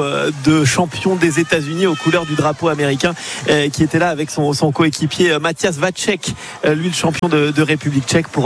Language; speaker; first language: French; native; French